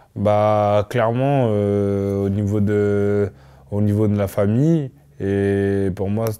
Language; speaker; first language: French; native; French